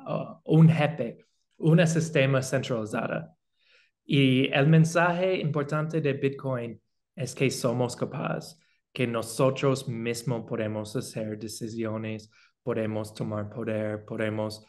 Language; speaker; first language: Spanish; non-native, fluent; English